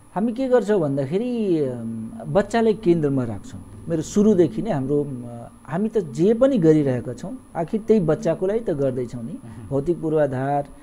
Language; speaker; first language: Nepali; non-native, local second language; Awadhi